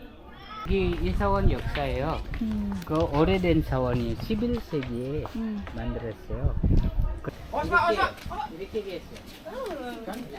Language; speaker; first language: Korean; non-native, learner; Indonesian